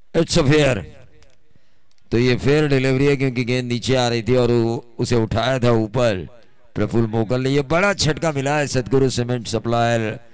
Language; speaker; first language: Hindi; non-native, local second language; Marathi